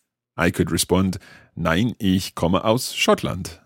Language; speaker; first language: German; non-native, learner; English